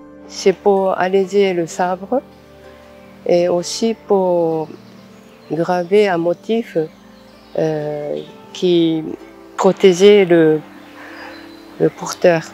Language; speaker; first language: French; non-native, fluent; Japanese